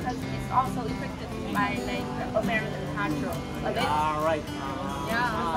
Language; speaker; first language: English; non-native, fluent; Vietnamese